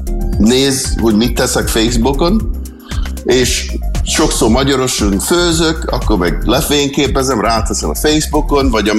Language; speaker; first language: Hungarian; early bilingual, heritage; English